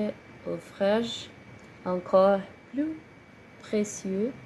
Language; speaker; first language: French; non-native, learner; Portuguese